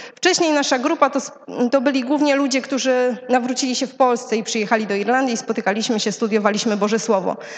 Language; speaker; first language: Polish; native; Polish